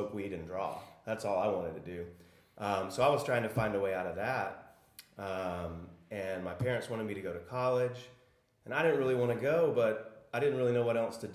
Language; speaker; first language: English; native; English